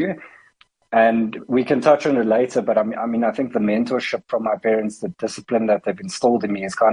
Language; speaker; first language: English; native; English